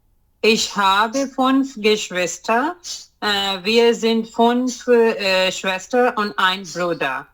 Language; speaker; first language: German; non-native, learner; Urdu